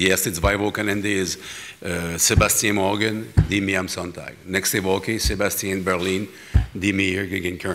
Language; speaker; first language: German; non-native, learner; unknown